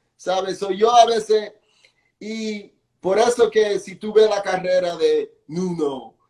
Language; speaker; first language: Spanish; early bilingual, heritage; Spanish